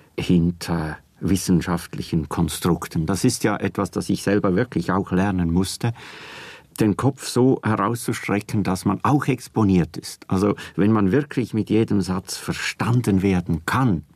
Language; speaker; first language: German; native; German